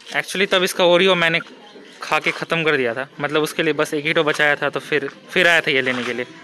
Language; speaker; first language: Hindi; native; Hindi